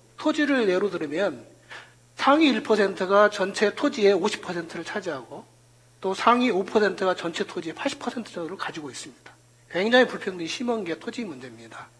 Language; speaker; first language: Korean; native; Korean